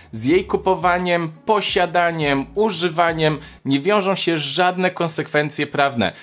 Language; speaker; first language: Polish; native; Polish